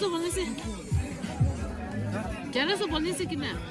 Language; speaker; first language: Hindi; non-native, learner; Tibetan